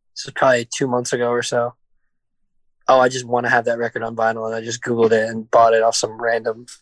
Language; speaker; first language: English; native; English